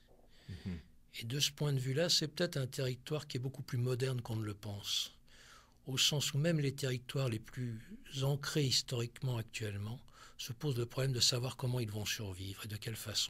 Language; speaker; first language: French; native; French